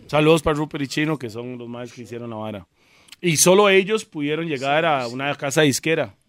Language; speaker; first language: Spanish; early bilingual, other home language; English